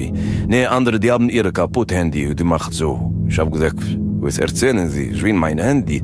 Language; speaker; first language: German; non-native, learner; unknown